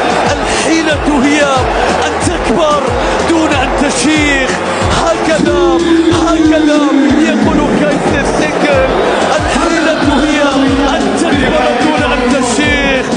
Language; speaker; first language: Arabic; native; Arabic